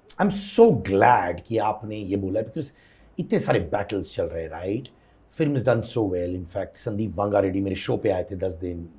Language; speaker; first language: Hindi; non-native, local second language; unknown